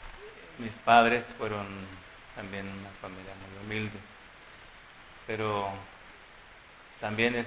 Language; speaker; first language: Spanish; non-native, local second language; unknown